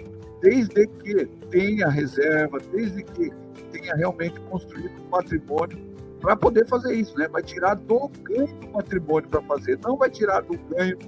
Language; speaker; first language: Portuguese; native; Portuguese